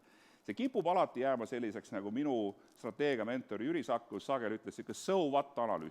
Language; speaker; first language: Estonian; native; Estonian